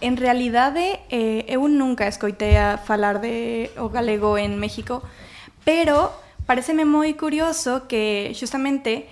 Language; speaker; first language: Galician; non-native, learner; Spanish